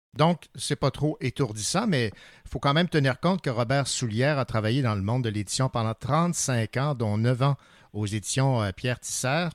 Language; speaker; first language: French; native; French